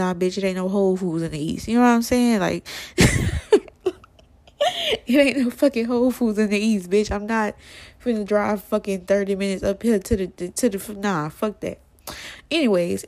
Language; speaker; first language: English; native; English